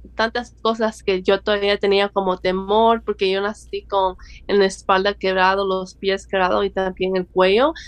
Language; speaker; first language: Spanish; native; Spanish